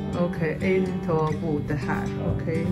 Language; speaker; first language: Swedish; non-native, learner; Chinese